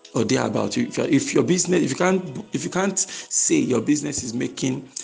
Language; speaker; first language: English; non-native, local second language; Yoruba